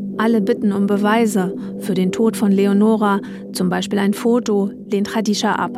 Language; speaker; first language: German; native; German